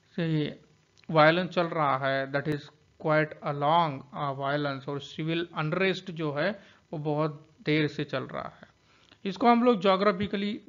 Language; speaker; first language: Hindi; non-native, local second language; Marathi